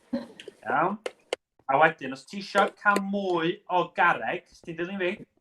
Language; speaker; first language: Welsh; native; Welsh